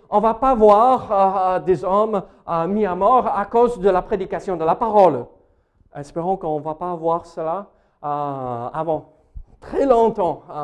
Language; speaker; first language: French; non-native, fluent; English